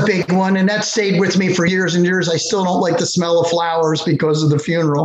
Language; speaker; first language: English; native; English